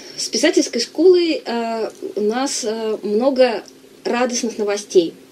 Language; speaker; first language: Russian; native; Russian